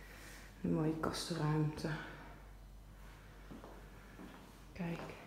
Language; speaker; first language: Dutch; native; Dutch